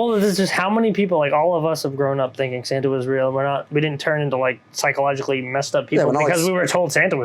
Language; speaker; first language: English; native; English